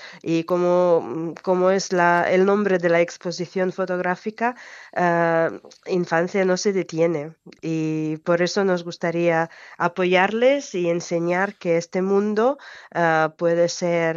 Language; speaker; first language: Spanish; non-native, fluent; Ukrainian